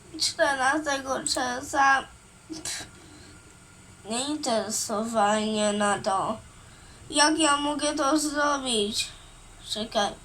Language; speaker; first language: Polish; early bilingual, heritage; Portuguese